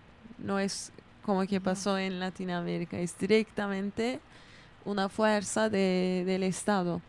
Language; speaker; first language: Spanish; non-native, fluent; Kurdish